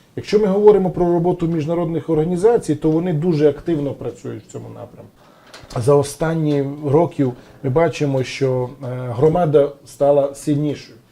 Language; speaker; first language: Ukrainian; non-native, local second language; Romany